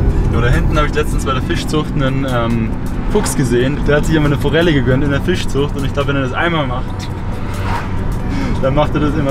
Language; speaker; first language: German; native; German